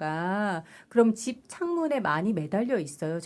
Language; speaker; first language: Korean; native; Korean